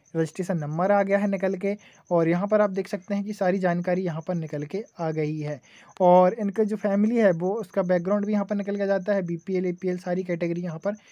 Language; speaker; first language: Hindi; native; Hindi